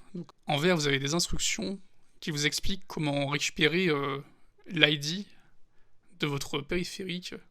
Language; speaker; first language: French; native; French